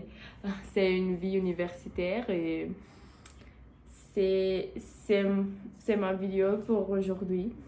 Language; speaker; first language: French; non-native, learner; Portuguese